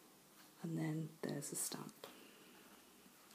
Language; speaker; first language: English; native; English